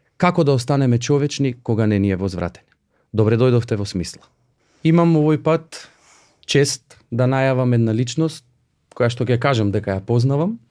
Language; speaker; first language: Macedonian; native; Macedonian